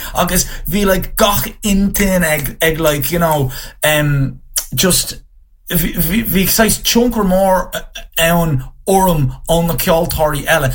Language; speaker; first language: Irish; non-native, local second language; English